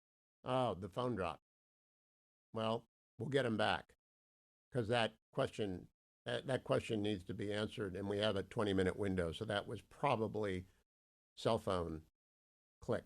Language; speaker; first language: English; native; English